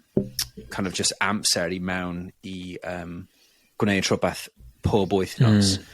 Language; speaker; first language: Welsh; non-native, local second language; English